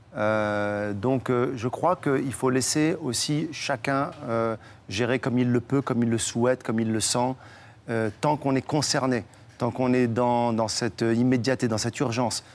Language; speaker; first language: French; native; French